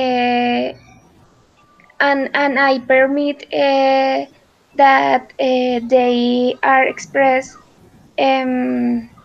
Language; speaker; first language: English; non-native, learner; Spanish